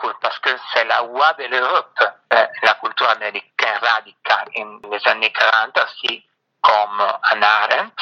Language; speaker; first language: French; non-native, fluent; Italian